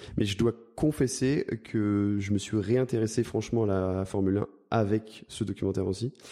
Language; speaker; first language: French; native; French